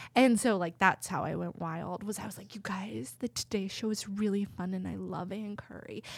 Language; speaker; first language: English; native; English